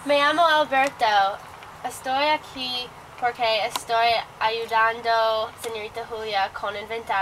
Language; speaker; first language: Spanish; non-native, learner; English